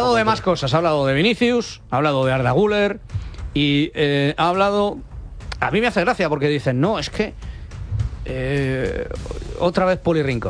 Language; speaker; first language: Spanish; native; Spanish